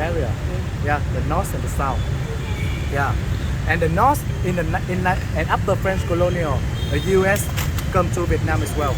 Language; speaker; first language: English; non-native, learner; Vietnamese